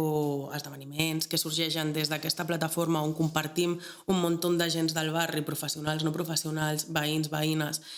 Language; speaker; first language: Catalan; native; Catalan